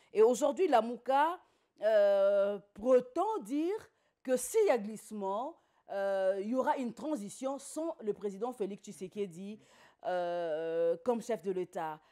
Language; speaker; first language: French; non-native, local second language; Lingala